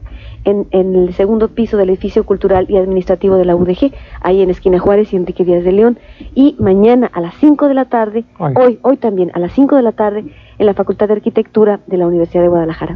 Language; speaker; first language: Spanish; native; Spanish